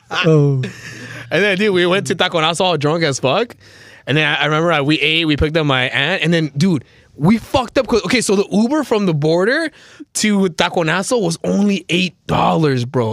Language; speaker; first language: English; early bilingual, other home language; Spanish